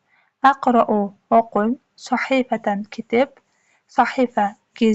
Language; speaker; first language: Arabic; non-native, fluent; Uzbek